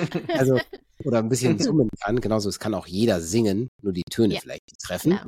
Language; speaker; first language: German; native; German